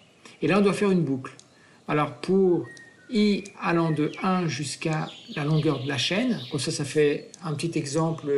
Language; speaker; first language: French; native; French